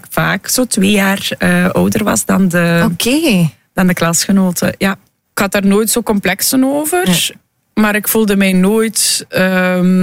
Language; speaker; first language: Dutch; non-native, fluent; Russian